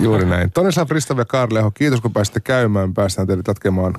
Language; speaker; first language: Finnish; native; Finnish